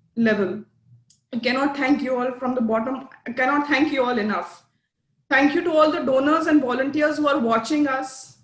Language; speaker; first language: English; non-native, local second language; Hindi